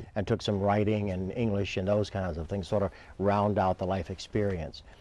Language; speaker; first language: English; native; English